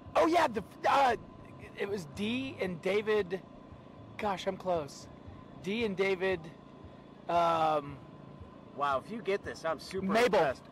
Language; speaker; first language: English; native; English